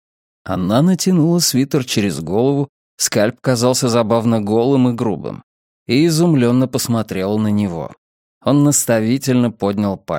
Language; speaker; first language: Russian; native; Russian